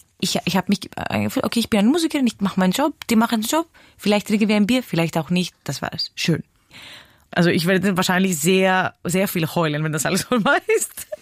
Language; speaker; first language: German; non-native, fluent; Greek